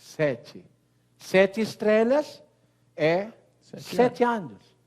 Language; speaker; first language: Portuguese; non-native, learner; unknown